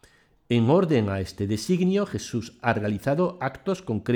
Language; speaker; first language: Spanish; native; Spanish